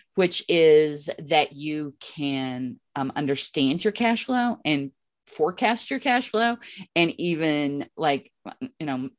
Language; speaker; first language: English; native; English